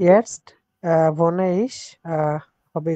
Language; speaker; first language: German; non-native, learner; Bangla